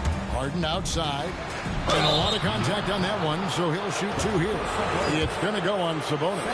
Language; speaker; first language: English; native; English